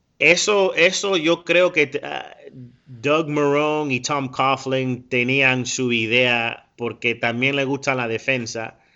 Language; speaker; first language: Spanish; early bilingual, heritage; Spanish